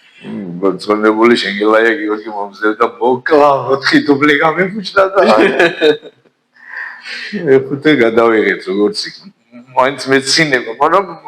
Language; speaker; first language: Georgian; native; Georgian